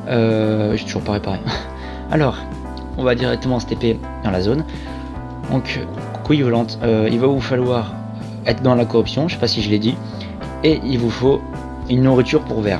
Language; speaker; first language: French; native; French